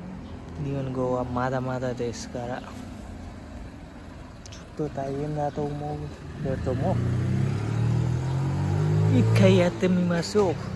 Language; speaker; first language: Japanese; non-native, learner; Nepali